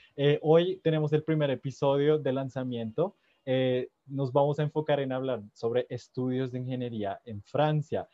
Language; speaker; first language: Spanish; native; Spanish